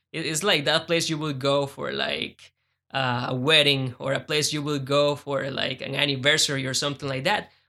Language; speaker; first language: English; non-native, fluent; Spanish